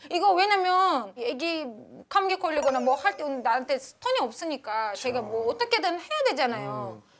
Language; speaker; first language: Korean; non-native, fluent; Uzbek